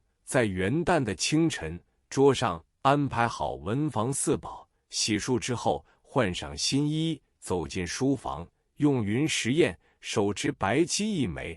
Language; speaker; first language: Chinese; native; Chinese